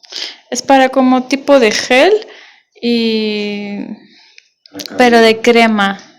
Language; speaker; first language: Spanish; non-native, learner; Armenian